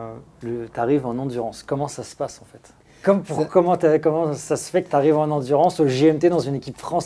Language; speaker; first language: French; native; French